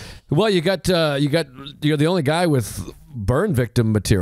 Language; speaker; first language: English; native; English